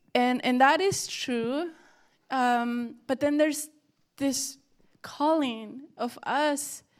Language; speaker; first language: English; early bilingual, other home language; Spanish